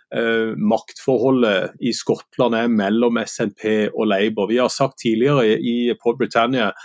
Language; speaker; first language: Norwegian; native; Norwegian